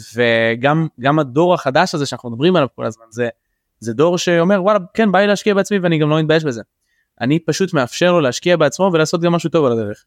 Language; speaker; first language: Hebrew; native; Hebrew